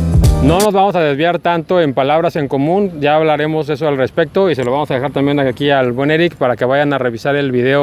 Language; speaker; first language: Spanish; native; Spanish